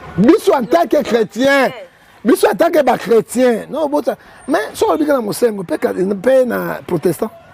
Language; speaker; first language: Lingala; native; Lingala